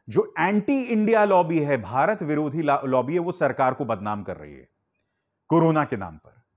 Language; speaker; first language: Hindi; native; Hindi